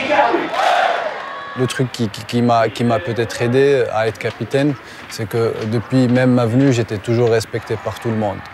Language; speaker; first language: French; non-native, local second language; Arabic